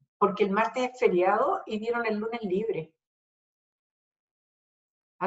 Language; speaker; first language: Spanish; native; Spanish